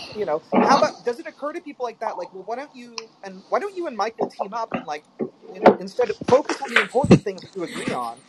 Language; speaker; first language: English; early bilingual, other home language; Filipino